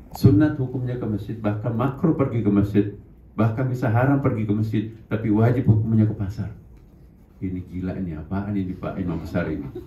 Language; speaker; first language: Indonesian; non-native, local second language; Buginese